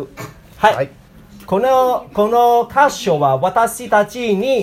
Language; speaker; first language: Japanese; non-native, learner; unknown